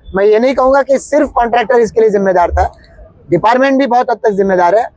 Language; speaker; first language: Hindi; non-native, local second language; Marathi